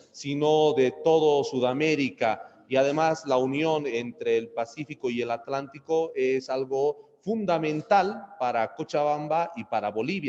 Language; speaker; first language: Spanish; native; Spanish